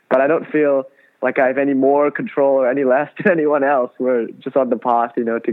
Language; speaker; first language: English; non-native, local second language; Tamil